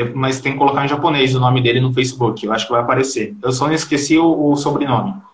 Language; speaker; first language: Portuguese; early bilingual, heritage; Portuguese